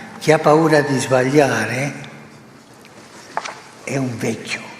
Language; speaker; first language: Italian; non-native, fluent; Spanish